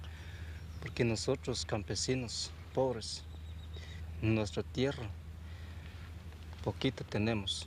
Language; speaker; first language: Spanish; non-native, local second language; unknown